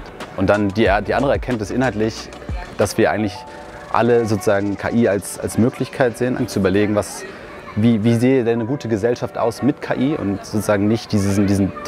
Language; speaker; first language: German; native; German